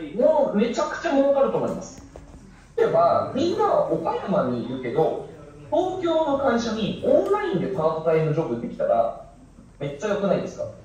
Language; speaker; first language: Japanese; non-native, fluent; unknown